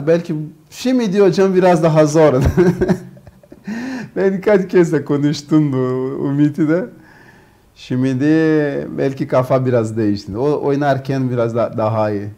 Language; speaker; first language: Turkish; non-native, learner; Portuguese